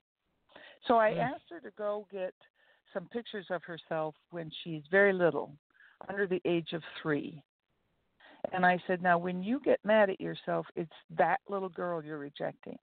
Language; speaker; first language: English; native; English